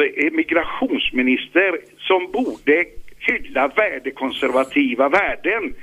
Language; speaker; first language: Swedish; native; Swedish